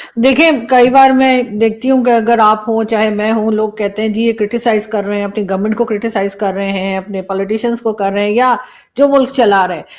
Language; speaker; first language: Urdu; native; Urdu